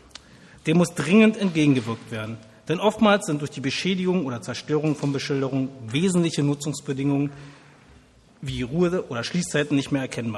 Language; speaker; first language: German; native; German